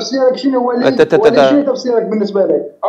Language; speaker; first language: Arabic; native; Arabic